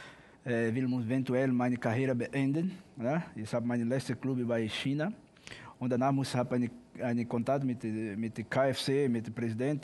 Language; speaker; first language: German; non-native, learner; Portuguese